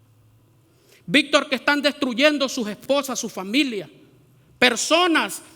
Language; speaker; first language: Spanish; native; Spanish